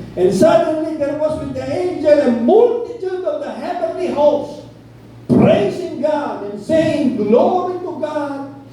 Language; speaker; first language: English; non-native, local second language; Filipino